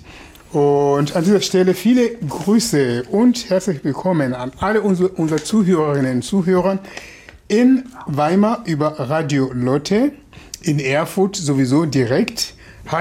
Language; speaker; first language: German; non-native, fluent; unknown